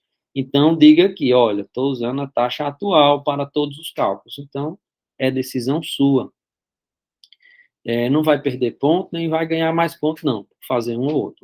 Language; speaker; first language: Portuguese; native; Portuguese